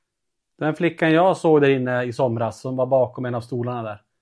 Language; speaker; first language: Swedish; native; Swedish